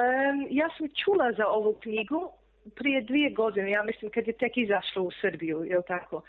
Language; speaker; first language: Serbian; non-native, fluent; English